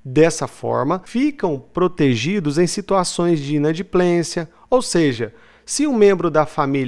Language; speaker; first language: Portuguese; native; Portuguese